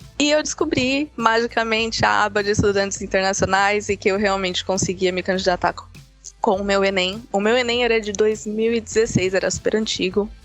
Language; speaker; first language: Portuguese; native; Portuguese